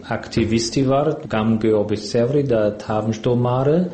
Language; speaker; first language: Georgian; non-native, fluent; German